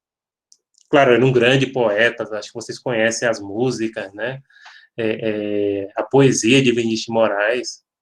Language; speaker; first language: Portuguese; native; Portuguese